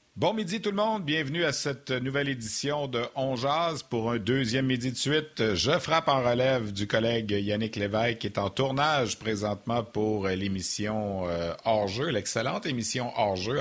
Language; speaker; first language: French; native; French